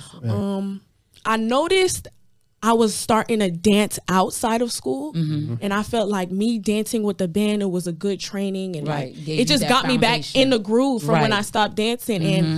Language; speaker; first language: English; native; English